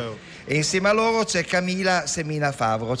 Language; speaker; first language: Italian; native; Italian